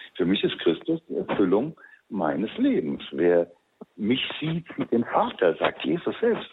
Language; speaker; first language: German; native; German